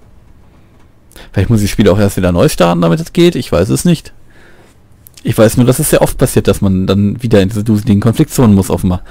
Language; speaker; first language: German; native; German